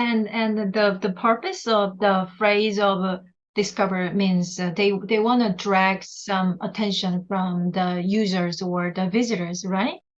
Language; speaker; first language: English; non-native, learner; Korean